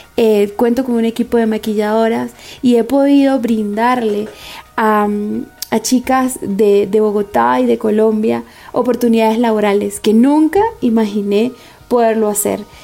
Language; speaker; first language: Spanish; native; Spanish